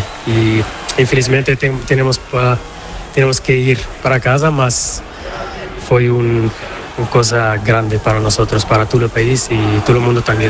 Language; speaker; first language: Spanish; non-native, learner; Portuguese